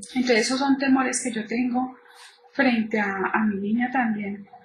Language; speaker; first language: Spanish; native; Spanish